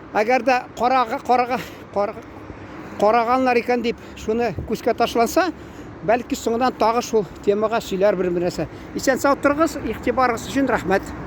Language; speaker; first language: Tatar; native; Tatar